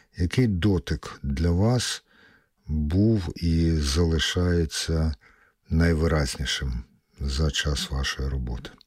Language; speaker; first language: Ukrainian; native; Ukrainian